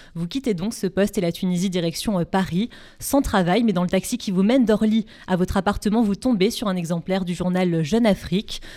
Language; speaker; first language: French; native; French